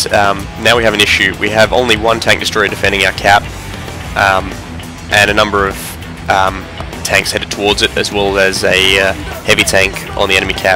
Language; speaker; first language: English; native; English